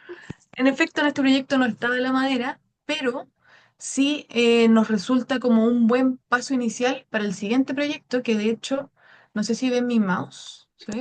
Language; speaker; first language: Spanish; native; Spanish